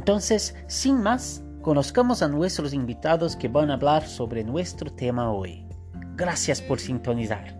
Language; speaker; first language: Spanish; non-native, learner; Portuguese